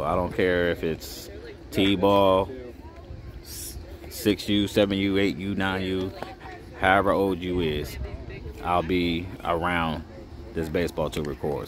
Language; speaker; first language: English; native; English